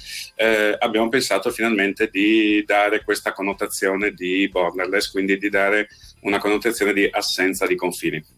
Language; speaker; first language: Italian; native; Italian